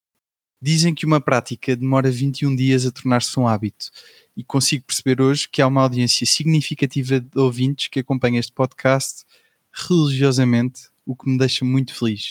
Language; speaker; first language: Portuguese; native; Portuguese